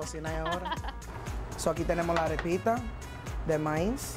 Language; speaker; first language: Spanish; early bilingual, heritage; Spanish